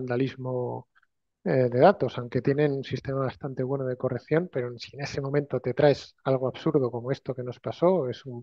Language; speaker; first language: Spanish; native; Spanish